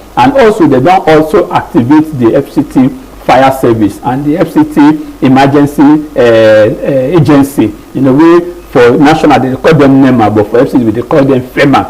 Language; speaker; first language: Nigerian Pidgin; non-native, local second language; Yoruba